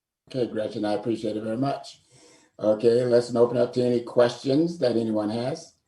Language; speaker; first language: English; native; English